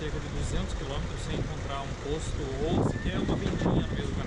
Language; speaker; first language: Portuguese; native; Portuguese